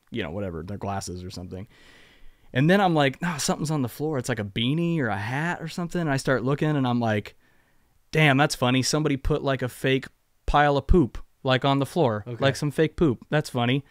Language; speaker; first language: English; native; English